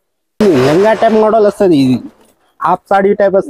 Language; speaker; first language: Telugu; non-native, local second language; Urdu